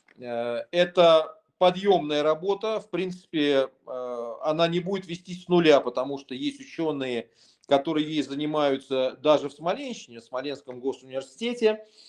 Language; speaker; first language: Russian; native; Russian